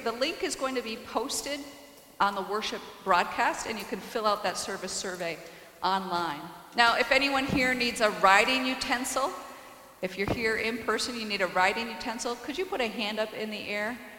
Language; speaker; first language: English; native; English